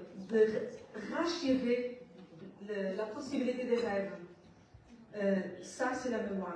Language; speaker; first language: French; non-native, learner; Portuguese